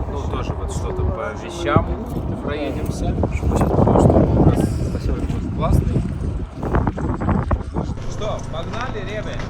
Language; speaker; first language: Russian; native; Russian